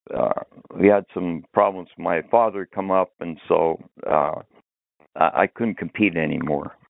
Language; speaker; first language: English; early bilingual, other home language; Finnish